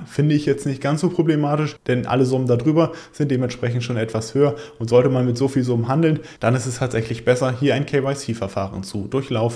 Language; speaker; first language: German; native; German